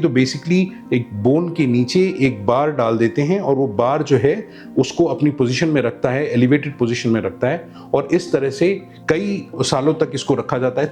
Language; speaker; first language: Hindi; native; Hindi